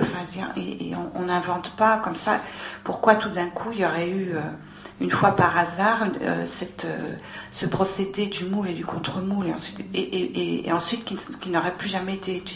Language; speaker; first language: French; native; French